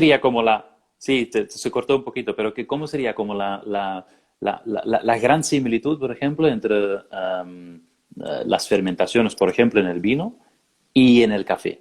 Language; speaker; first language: Spanish; non-native, fluent; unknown